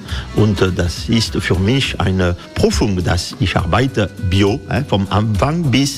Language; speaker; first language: German; non-native, learner; French